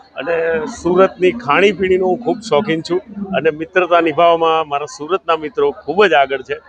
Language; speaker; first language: Gujarati; native; Gujarati